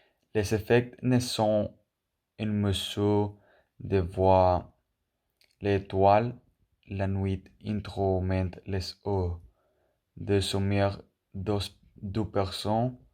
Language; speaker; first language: French; non-native, learner; Spanish